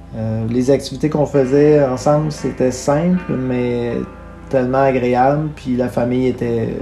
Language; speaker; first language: French; native; French